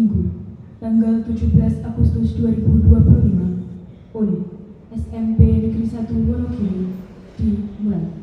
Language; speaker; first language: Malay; non-native, local second language; Javanese